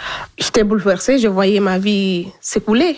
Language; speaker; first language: French; non-native, local second language; Fula